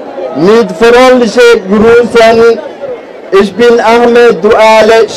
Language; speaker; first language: German; non-native, learner; Somali